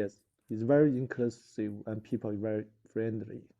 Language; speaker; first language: English; non-native, learner; Chinese